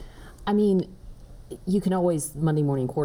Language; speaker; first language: English; native; English